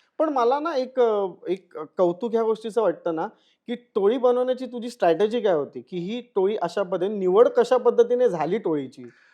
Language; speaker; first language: Marathi; native; Marathi